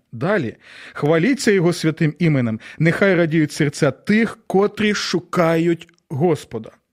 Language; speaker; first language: Ukrainian; non-native, local second language; Russian